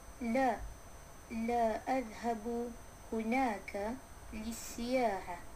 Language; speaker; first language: Arabic; non-native, learner; Malay